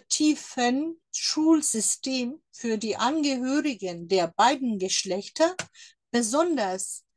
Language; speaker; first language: German; non-native, fluent; Turkish